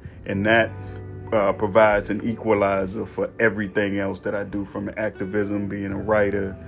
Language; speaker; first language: English; native; English